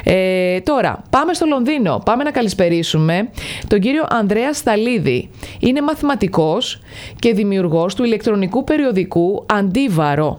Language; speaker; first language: Greek; native; Greek